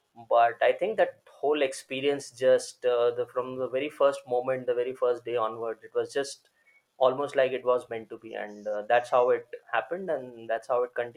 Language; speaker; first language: English; non-native, local second language; Hindi